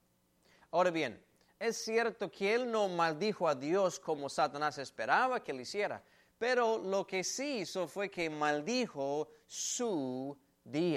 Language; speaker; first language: Spanish; native; Spanish